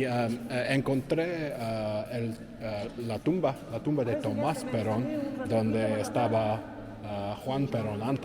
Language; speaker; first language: Spanish; non-native, learner; English